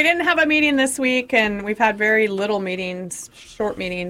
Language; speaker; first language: English; native; English